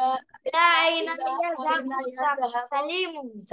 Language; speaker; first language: Arabic; non-native, learner; Bangla